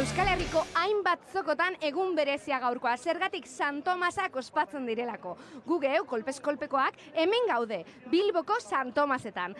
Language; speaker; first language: Basque; native; Basque